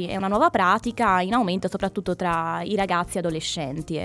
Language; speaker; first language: Italian; native; Italian